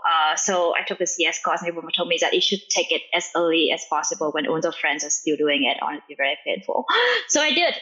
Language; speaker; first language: English; non-native, fluent; Vietnamese